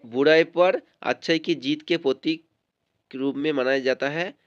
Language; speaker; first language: Hindi; non-native, local second language; Bangla